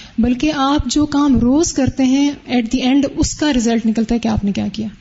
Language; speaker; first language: Urdu; native; Urdu